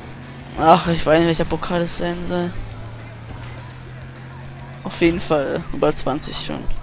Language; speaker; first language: German; native; German